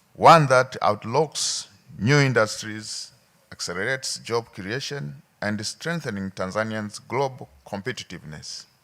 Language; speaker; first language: English; non-native, local second language; Swahili